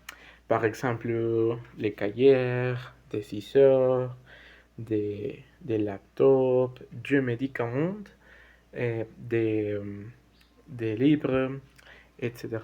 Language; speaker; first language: French; non-native, learner; Spanish